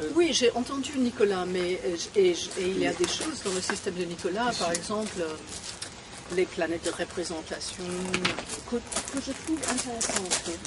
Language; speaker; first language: French; non-native, fluent; English